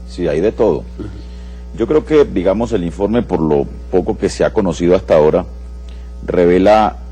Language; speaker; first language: Spanish; native; Spanish